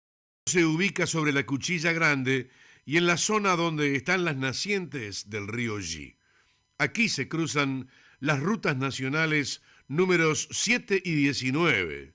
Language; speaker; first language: Spanish; native; Spanish